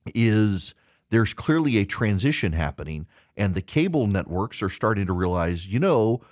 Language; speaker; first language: English; native; English